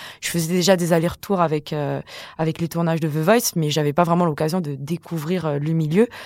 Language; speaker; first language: French; non-native, local second language; Malagasy